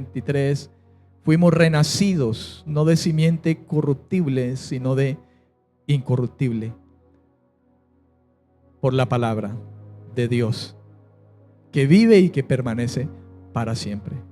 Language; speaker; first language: Spanish; native; Spanish